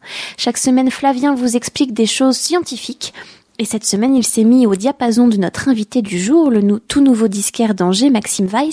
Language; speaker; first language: French; native; French